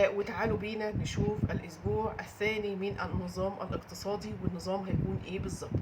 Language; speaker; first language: Arabic; native; Arabic